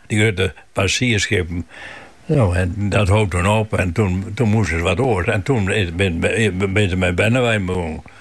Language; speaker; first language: Dutch; non-native, local second language; Western Frisian